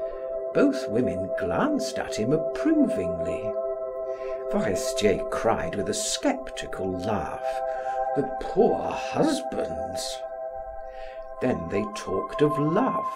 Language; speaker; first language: English; native; English